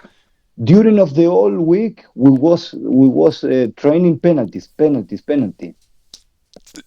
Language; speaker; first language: English; non-native, learner; Spanish